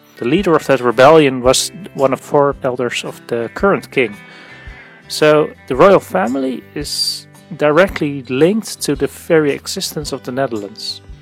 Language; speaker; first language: English; non-native, fluent; Dutch